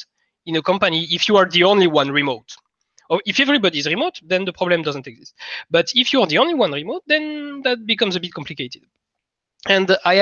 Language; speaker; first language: English; non-native, fluent; French